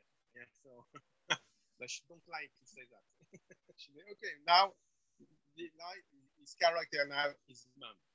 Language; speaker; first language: English; non-native, learner; French